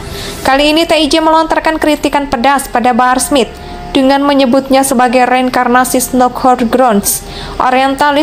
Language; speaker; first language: Indonesian; native; Indonesian